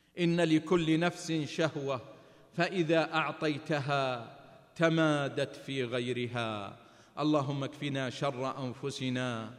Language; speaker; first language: Arabic; native; Arabic